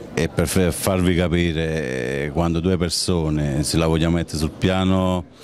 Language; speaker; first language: Italian; native; Italian